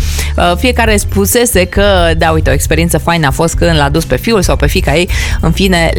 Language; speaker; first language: Romanian; native; Romanian